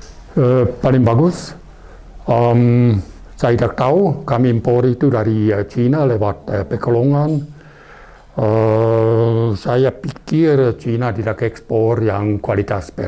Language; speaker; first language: Indonesian; non-native, learner; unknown